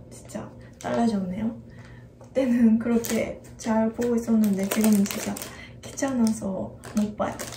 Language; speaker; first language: Korean; non-native, fluent; Japanese